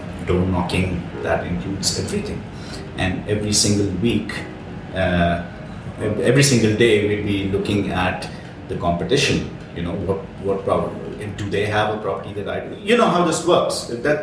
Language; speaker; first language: English; non-native, local second language; Urdu